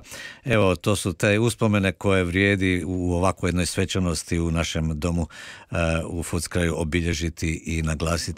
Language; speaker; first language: Croatian; native; Croatian